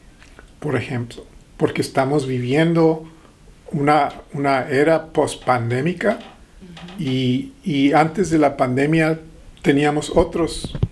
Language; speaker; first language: Spanish; early bilingual, heritage; Spanish